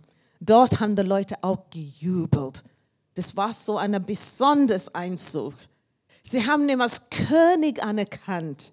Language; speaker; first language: German; non-native, learner; English